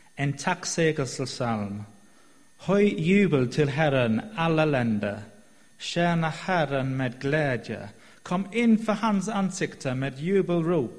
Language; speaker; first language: Swedish; non-native, fluent; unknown